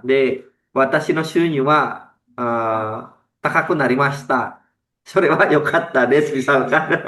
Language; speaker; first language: Japanese; non-native, fluent; Indonesian